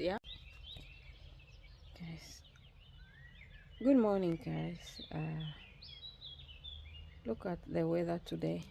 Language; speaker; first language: English; non-native, learner; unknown